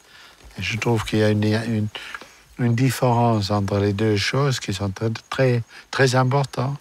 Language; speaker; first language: French; non-native, fluent; German